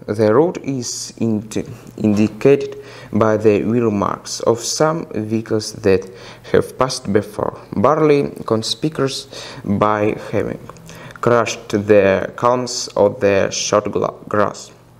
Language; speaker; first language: English; non-native, fluent; Russian